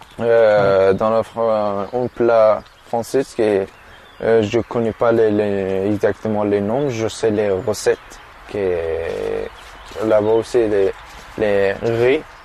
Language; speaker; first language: French; non-native, learner; Persian